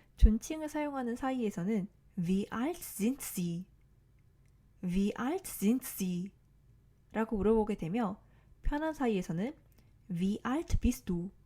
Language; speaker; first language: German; non-native, learner; Korean